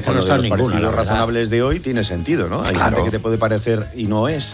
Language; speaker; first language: Spanish; native; Spanish